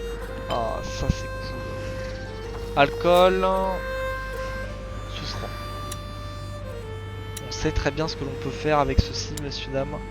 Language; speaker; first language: French; native; French